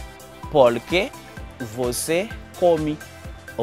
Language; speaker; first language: Portuguese; non-native, fluent; Haitian Creole